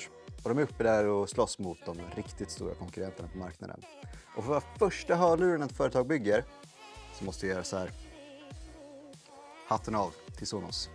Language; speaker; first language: Swedish; native; Swedish